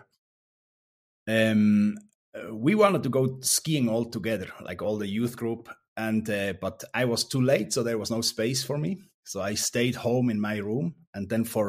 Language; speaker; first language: English; non-native, fluent; Swiss German